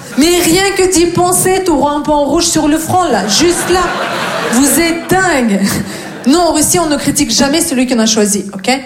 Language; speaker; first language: French; non-native, fluent; Russian